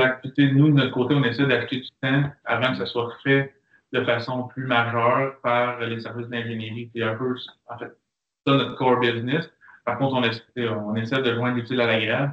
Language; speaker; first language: French; native; French